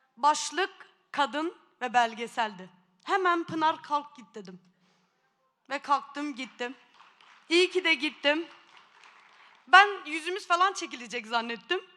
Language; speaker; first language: Turkish; native; Turkish